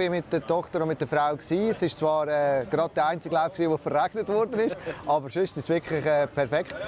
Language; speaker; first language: German; native; German